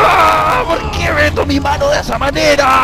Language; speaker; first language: Spanish; native; Spanish